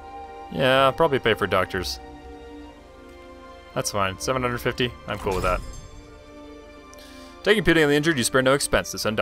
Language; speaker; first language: English; native; English